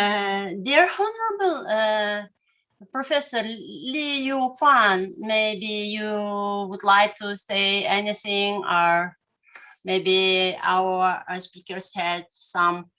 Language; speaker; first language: English; non-native, learner; Russian